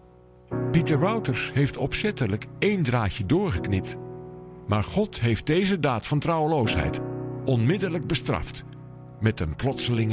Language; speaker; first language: Dutch; native; Dutch